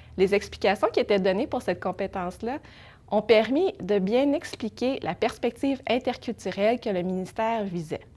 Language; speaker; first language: French; early bilingual, other home language; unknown